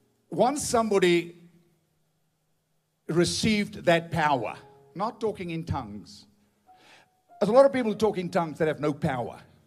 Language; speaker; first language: English; non-native, local second language; Afrikaans